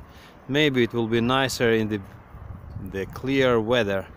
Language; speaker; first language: English; non-native, learner; Ukrainian